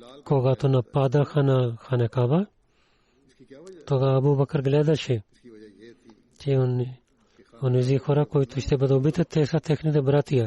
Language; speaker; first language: Bulgarian; non-native, learner; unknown